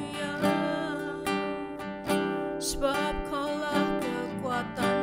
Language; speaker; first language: Indonesian; native; Indonesian